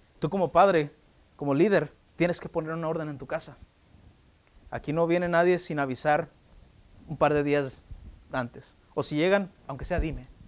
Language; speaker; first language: Spanish; early bilingual, heritage; Spanish